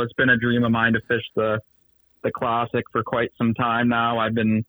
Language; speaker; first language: English; native; English